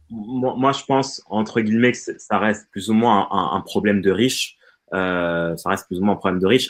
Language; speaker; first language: French; non-native, local second language; Arabic